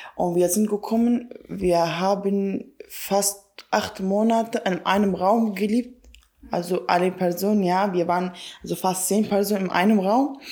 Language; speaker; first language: German; non-native, learner; Kurdish